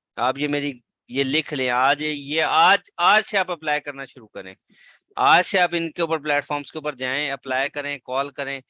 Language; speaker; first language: Urdu; native; Urdu